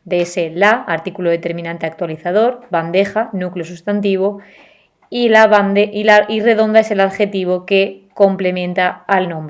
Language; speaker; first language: Spanish; native; Spanish